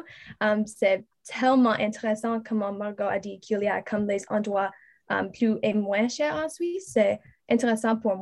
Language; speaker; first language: French; non-native, learner; English